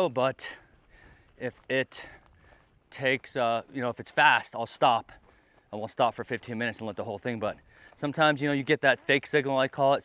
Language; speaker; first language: English; native; English